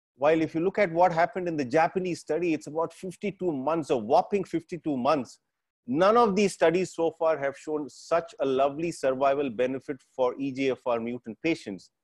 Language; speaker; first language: English; non-native, local second language; Tamil